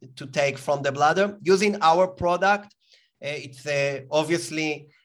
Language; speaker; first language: English; non-native, fluent; Hebrew